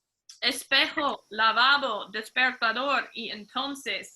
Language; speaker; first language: Spanish; non-native, fluent; English